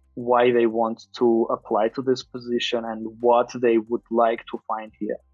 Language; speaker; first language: English; non-native, fluent; Armenian